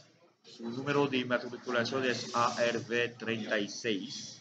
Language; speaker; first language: Spanish; non-native, learner; French